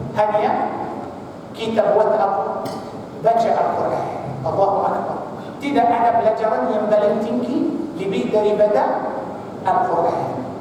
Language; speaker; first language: Malay; non-native, fluent; Arabic